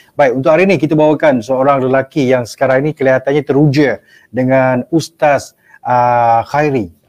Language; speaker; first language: Malay; native; Malay